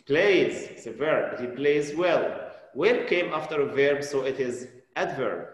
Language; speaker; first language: English; non-native, fluent; Arabic